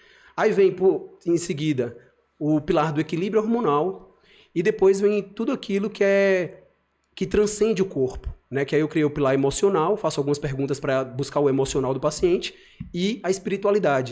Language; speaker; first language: Portuguese; native; Portuguese